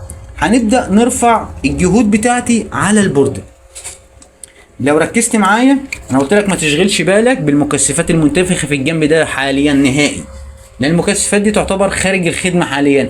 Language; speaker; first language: Arabic; native; Arabic